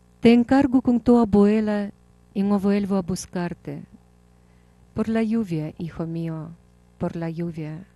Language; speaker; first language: Spanish; non-native, fluent; Russian